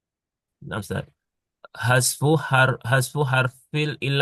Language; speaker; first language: Arabic; non-native, learner; Indonesian